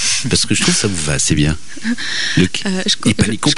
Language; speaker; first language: French; native; French